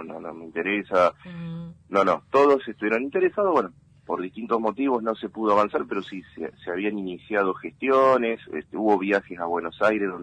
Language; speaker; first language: Spanish; native; Spanish